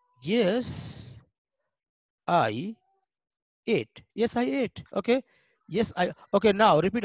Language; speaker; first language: English; non-native, fluent; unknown